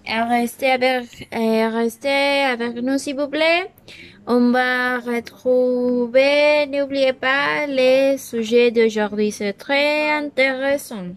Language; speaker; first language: French; non-native, learner; Spanish